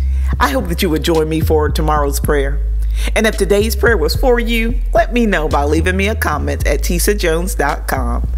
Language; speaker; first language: English; native; English